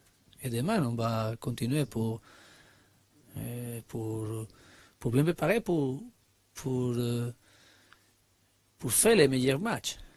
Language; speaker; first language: French; non-native, learner; Spanish